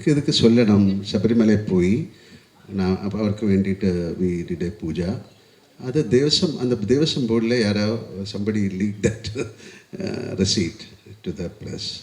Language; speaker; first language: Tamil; non-native, learner; Malayalam